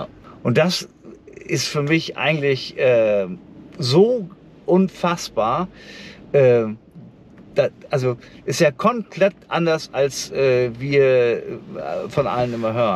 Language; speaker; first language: German; native; German